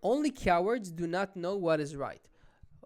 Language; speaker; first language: English; non-native, local second language; Hebrew